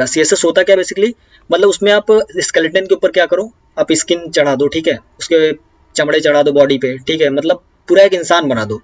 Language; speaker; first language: Hindi; native; Hindi